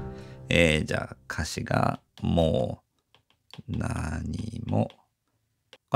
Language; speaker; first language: Japanese; native; Japanese